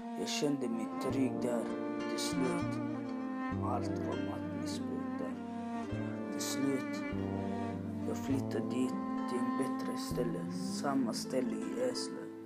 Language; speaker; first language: Swedish; non-native, learner; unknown